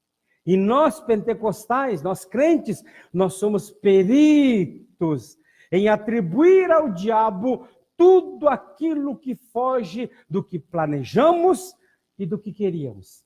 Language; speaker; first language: Portuguese; native; Portuguese